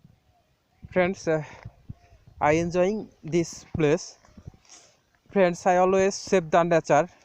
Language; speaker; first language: English; non-native, learner; Bangla